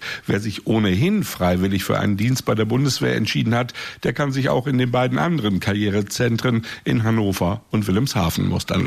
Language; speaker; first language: German; native; German